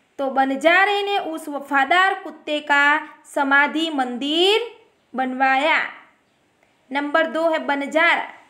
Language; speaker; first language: Hindi; non-native, local second language; Gujarati